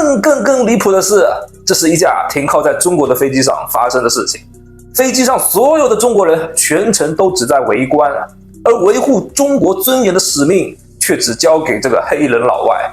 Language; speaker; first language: Chinese; native; Chinese